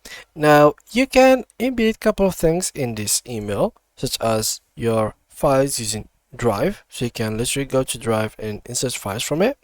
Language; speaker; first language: English; non-native, fluent; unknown